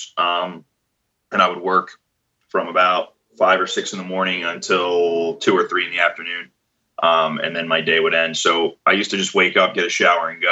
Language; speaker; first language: English; native; English